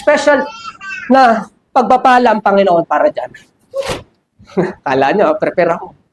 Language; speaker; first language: Filipino; native; Filipino